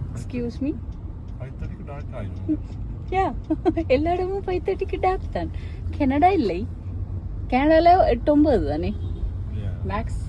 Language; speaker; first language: Tamil; native; Tamil